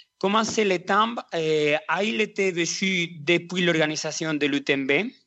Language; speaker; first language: French; non-native, learner; Spanish